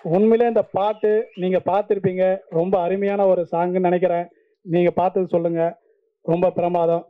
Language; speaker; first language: Tamil; native; Tamil